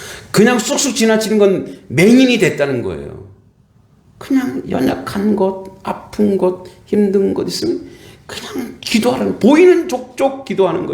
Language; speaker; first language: Korean; native; Korean